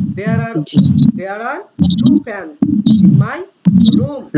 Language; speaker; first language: English; non-native, local second language; Bangla